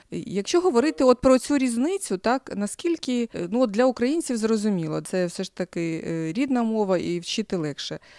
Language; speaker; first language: Ukrainian; native; Ukrainian